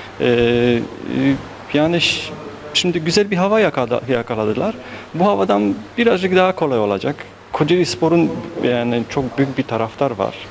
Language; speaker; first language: Turkish; non-native, fluent; Polish